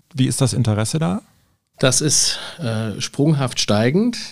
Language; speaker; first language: German; native; German